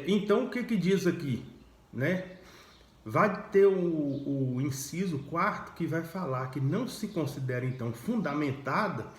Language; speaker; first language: Portuguese; native; Portuguese